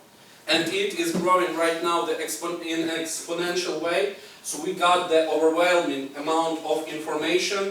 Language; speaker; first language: English; non-native, learner; Ukrainian